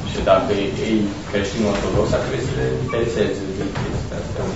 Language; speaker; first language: Romanian; native; Romanian